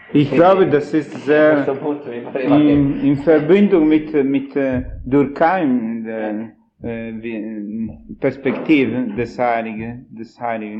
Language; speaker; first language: German; non-native, fluent; Italian